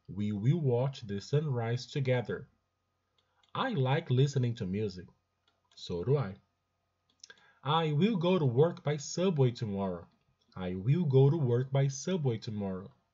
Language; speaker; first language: English; non-native, fluent; Portuguese